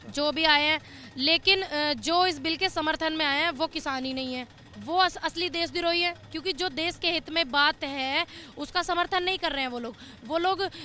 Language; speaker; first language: Hindi; native; Hindi